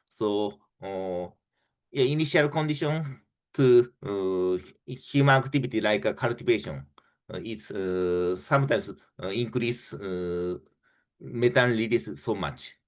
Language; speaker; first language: English; non-native, fluent; Japanese